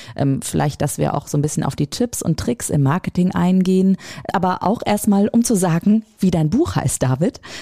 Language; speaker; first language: German; native; German